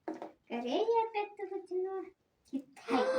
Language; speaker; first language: Russian; non-native, local second language; Kazakh